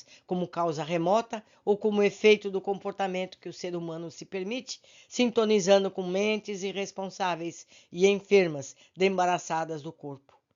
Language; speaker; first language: Portuguese; native; Portuguese